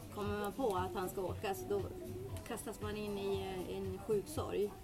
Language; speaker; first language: Swedish; native; Swedish